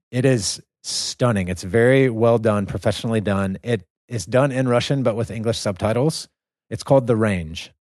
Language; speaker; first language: English; native; English